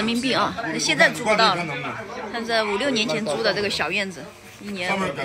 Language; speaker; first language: Chinese; native; Chinese